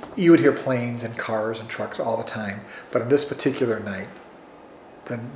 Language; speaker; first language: English; native; English